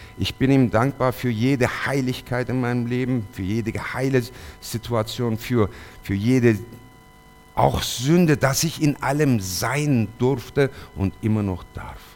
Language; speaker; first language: German; early bilingual, other home language; Turkish